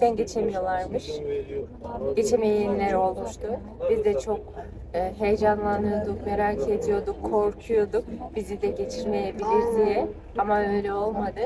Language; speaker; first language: Turkish; non-native, fluent; Kyrgyz